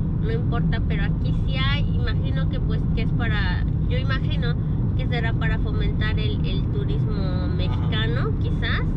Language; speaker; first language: Spanish; native; Spanish